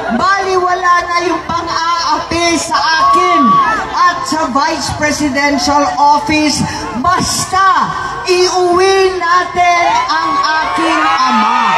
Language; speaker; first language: Filipino; non-native, local second language; Cebuano